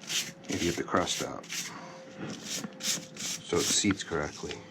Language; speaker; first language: English; native; English